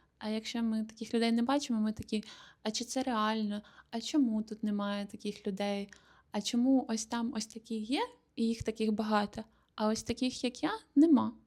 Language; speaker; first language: Ukrainian; native; Ukrainian